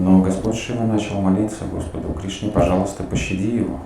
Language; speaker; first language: Russian; native; Russian